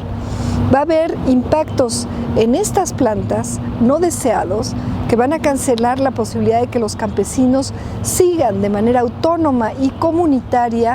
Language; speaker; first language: Spanish; native; Spanish